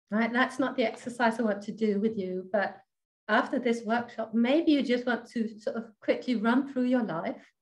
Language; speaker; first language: English; non-native, fluent; Danish